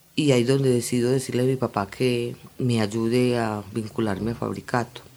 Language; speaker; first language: Spanish; native; Spanish